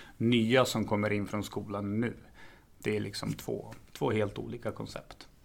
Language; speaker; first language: Swedish; early bilingual, other home language; Serbian